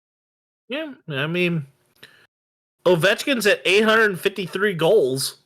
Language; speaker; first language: English; native; English